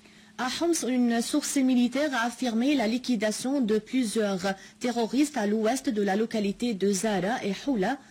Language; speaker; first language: French; non-native, fluent; Arabic